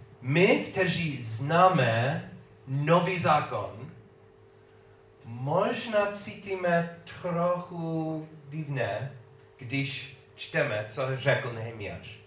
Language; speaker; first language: Czech; non-native, learner; English